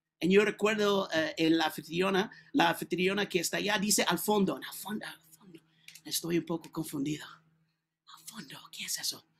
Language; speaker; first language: Spanish; non-native, learner; English